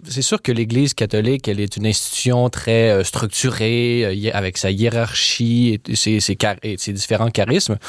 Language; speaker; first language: French; native; French